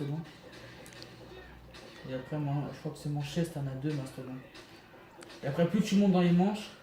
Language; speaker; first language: French; native; French